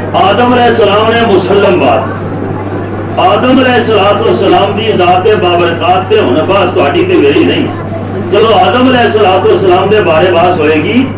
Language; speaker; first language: Urdu; non-native, local second language; Punjabi